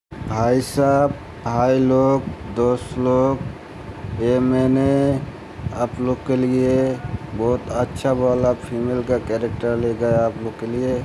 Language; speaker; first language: Hindi; non-native, local second language; Bangla